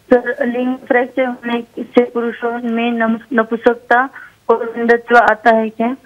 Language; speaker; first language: Hindi; non-native, local second language; Marathi